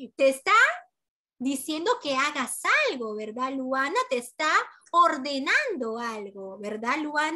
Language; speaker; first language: Spanish; native; Spanish